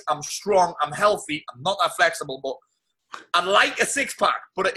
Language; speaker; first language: English; native; English